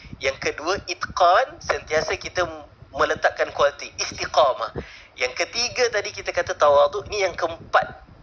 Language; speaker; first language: Malay; native; Malay